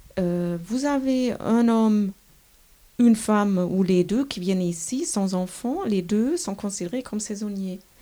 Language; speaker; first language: French; non-native, fluent; German